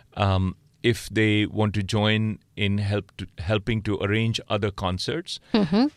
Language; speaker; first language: English; non-native, local second language; Punjabi